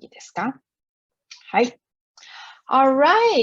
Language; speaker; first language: Japanese; non-native, fluent; Chinese